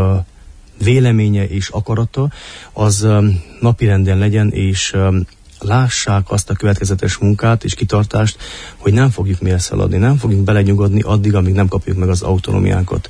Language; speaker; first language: Hungarian; native; Hungarian